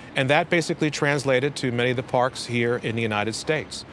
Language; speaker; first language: English; native; English